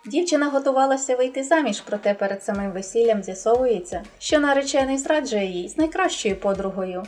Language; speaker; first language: Ukrainian; native; Ukrainian